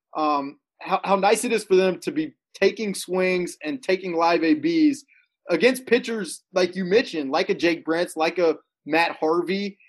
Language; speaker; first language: English; native; English